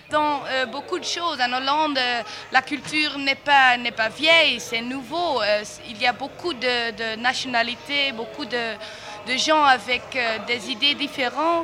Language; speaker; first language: French; non-native, learner; Dutch